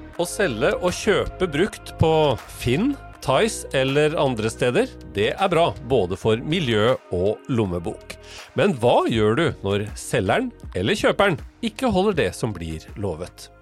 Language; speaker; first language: Norwegian; native; Norwegian